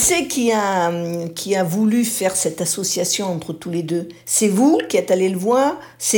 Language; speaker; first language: French; native; French